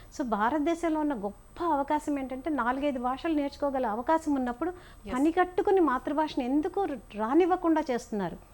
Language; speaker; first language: Telugu; native; Telugu